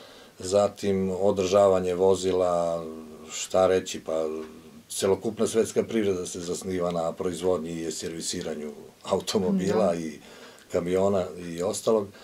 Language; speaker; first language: Croatian; native; Croatian